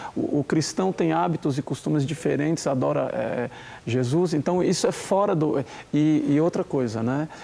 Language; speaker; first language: Portuguese; native; Portuguese